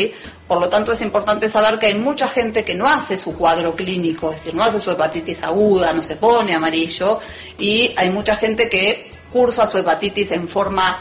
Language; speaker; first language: Spanish; native; Spanish